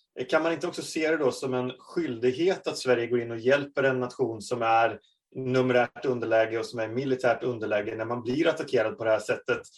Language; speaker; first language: Swedish; native; Swedish